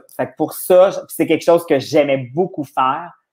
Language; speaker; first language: French; native; French